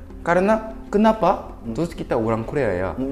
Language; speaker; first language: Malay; non-native, fluent; Korean